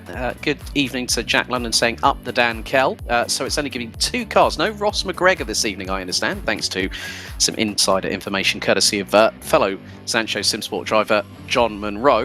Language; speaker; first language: English; native; English